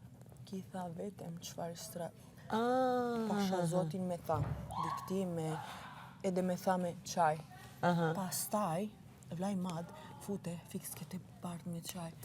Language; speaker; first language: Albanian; early bilingual, heritage; Italian